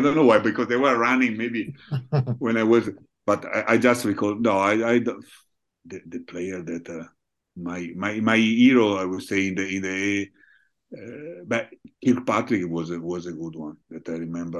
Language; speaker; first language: English; non-native, fluent; Italian